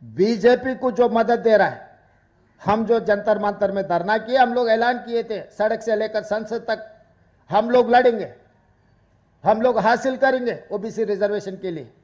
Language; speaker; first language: Hindi; non-native, local second language; Telugu